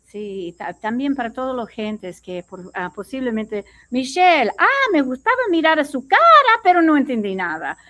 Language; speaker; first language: Spanish; non-native, learner; English